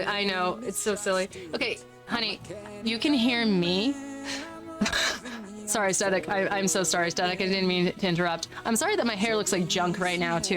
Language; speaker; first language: English; native; English